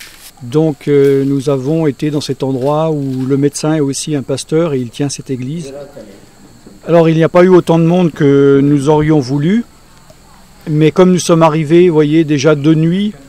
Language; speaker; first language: French; native; French